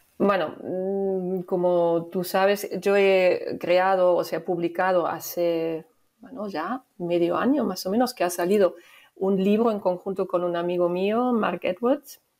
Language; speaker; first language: Spanish; non-native, fluent; German